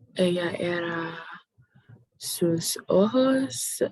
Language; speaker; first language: Spanish; non-native, learner; English